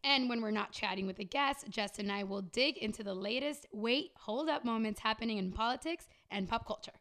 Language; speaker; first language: English; early bilingual, other home language; Spanish